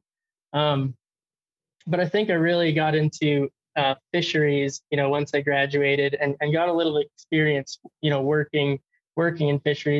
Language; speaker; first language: English; native; English